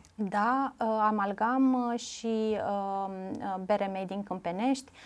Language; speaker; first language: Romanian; native; Romanian